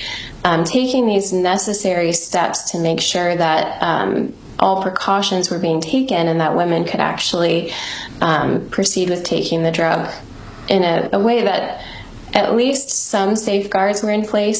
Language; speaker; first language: English; native; English